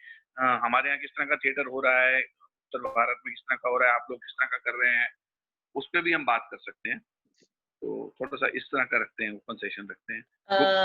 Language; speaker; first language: Hindi; native; Hindi